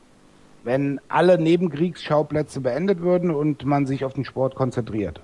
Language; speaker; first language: German; native; German